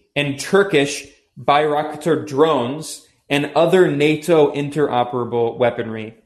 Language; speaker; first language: English; native; English